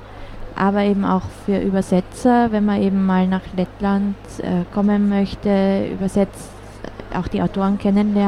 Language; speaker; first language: German; native; German